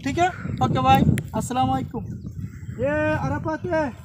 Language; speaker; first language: Hindi; non-native, learner; Bangla